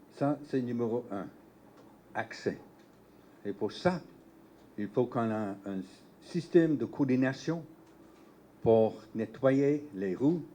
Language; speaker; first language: French; non-native, learner; English